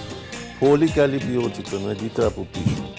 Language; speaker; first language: Greek; non-native, fluent; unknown